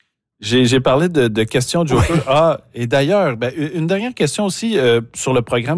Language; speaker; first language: French; native; French